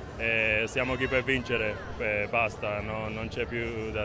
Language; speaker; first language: Italian; non-native, learner; Spanish